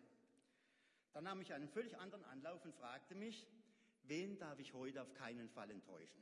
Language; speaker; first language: German; native; German